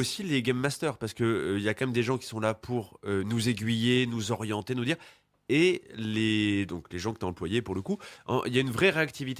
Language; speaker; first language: French; native; French